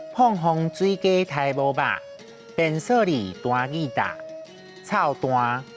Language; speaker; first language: Chinese; native; Chinese